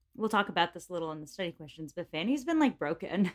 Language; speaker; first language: English; native; English